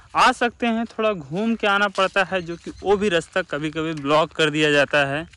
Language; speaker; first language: Hindi; native; Hindi